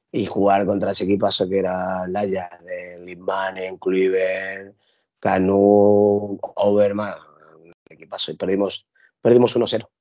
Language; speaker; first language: Spanish; native; Spanish